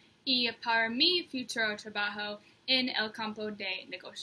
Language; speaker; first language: Spanish; non-native, learner; English